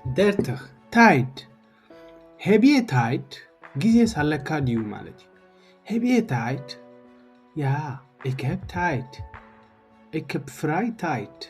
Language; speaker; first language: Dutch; non-native, learner; Tigrinya